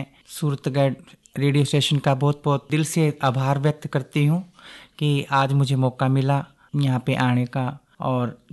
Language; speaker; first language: Hindi; native; Hindi